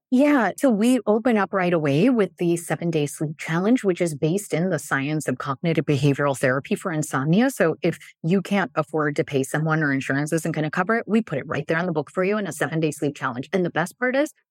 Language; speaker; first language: English; early bilingual, other home language; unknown